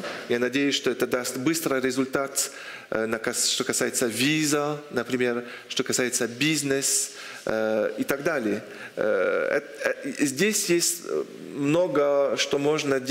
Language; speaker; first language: Russian; non-native, fluent; French